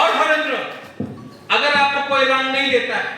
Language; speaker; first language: Hindi; non-native, local second language; Bangla